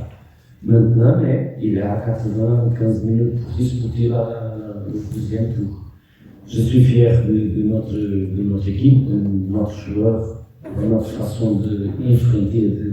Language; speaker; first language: French; non-native, fluent; Portuguese